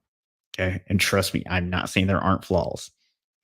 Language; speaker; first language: English; native; English